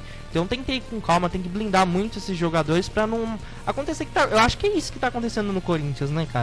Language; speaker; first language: Portuguese; native; Portuguese